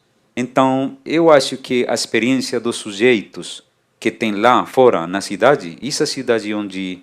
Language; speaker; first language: Portuguese; non-native, fluent; Spanish